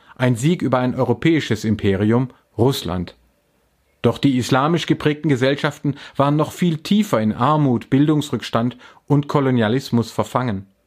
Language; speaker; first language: German; native; German